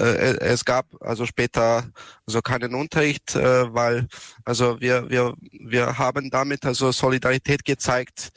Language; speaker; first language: German; non-native, learner; Serbian